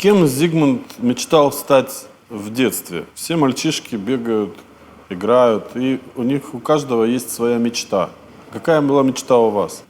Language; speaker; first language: Russian; native; Russian